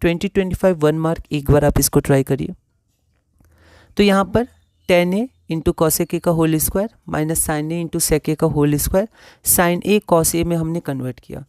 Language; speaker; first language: Hindi; native; Hindi